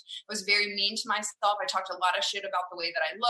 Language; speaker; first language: English; native; English